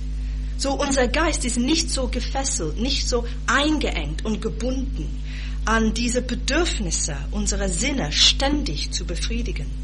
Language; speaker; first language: German; non-native, fluent; English